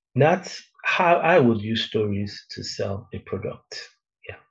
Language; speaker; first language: English; native; English